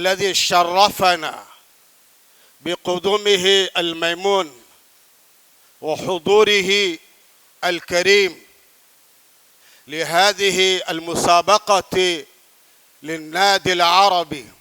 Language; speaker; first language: Arabic; non-native, fluent; Urdu